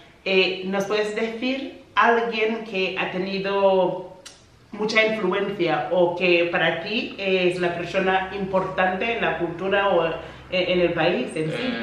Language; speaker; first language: Spanish; non-native, fluent; English